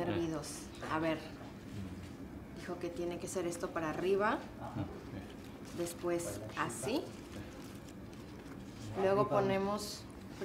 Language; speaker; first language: Spanish; native; Spanish